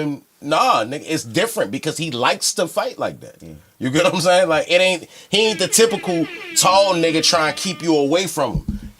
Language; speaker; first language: English; native; English